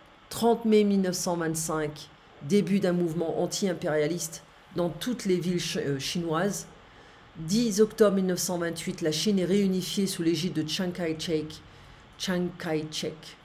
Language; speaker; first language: French; native; French